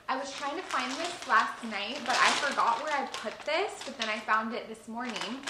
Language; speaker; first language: English; native; English